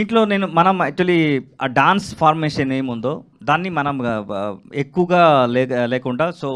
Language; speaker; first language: Telugu; non-native, learner; Kannada